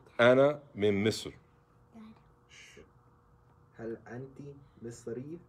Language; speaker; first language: Arabic; non-native, fluent; English